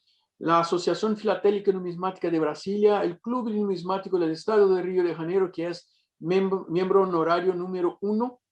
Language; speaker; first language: Spanish; non-native, fluent; Portuguese